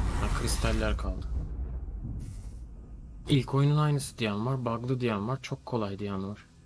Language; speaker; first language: Turkish; native; Turkish